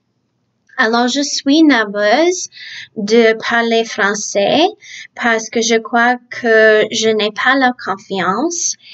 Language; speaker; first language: French; early bilingual, other home language; Czech